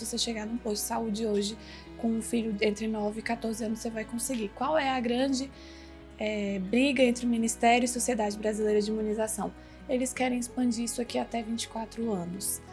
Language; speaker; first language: Portuguese; native; Portuguese